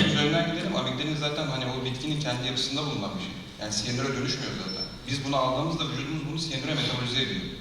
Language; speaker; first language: Turkish; native; Turkish